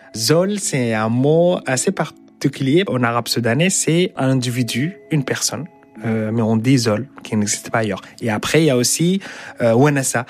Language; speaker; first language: French; non-native, fluent; Arabic